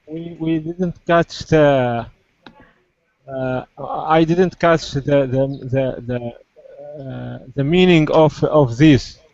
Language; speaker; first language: English; non-native, learner; Arabic